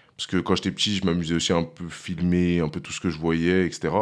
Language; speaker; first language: French; native; French